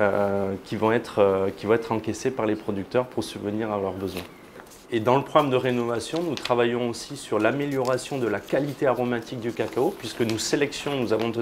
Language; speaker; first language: French; native; French